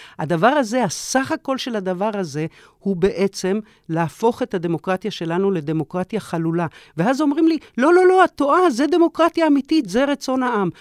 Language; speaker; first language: Hebrew; early bilingual, other home language; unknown